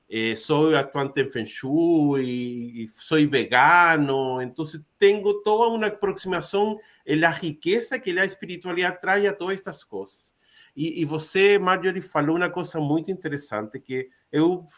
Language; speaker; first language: Portuguese; non-native, learner; Spanish